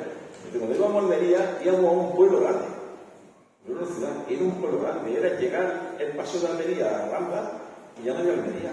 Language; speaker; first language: Spanish; native; Spanish